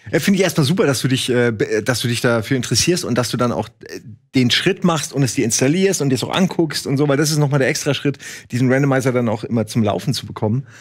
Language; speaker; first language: German; native; German